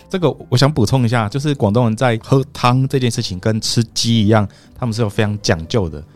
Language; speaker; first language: Chinese; native; Chinese